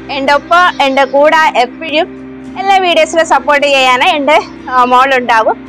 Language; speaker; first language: Malayalam; non-native, local second language; Telugu